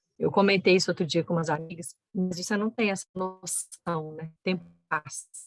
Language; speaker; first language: Portuguese; native; Portuguese